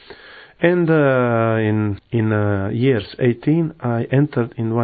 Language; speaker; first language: English; non-native, learner; Bosnian